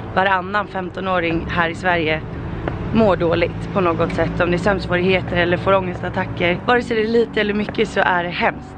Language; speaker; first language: Swedish; native; Swedish